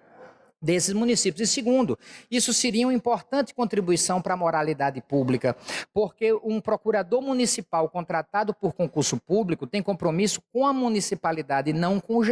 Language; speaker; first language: Portuguese; native; Portuguese